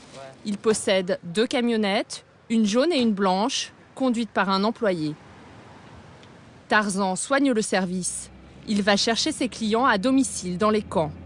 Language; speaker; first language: French; native; French